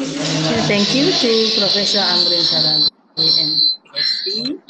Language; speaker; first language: English; non-native, learner; Indonesian